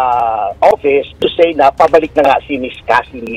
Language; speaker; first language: Filipino; native; Filipino